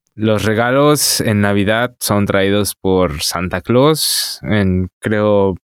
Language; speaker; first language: Spanish; native; Spanish